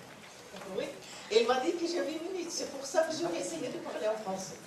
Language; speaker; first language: French; non-native, learner; Norwegian